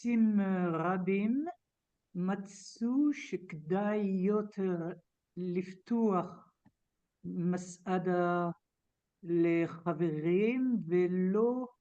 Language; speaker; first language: Hebrew; non-native, learner; French